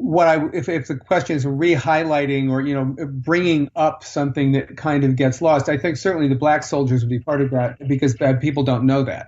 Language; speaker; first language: English; native; English